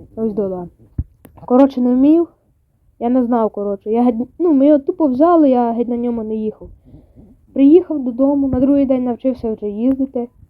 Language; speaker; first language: Ukrainian; native; Ukrainian